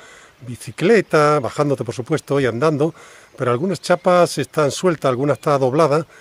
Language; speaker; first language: Spanish; native; Spanish